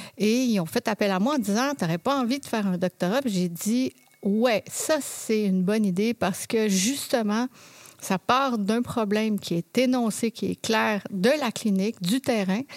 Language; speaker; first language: French; native; French